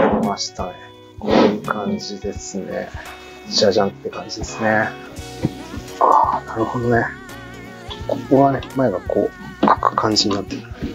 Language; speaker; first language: Japanese; native; Japanese